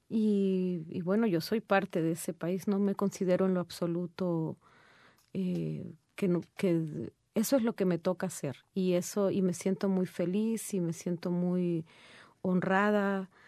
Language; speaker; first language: Spanish; native; Spanish